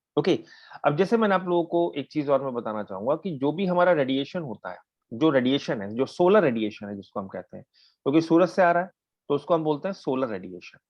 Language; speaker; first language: Hindi; native; Hindi